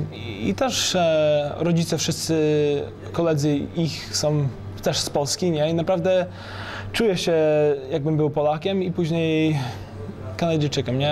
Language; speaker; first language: Polish; early bilingual, heritage; English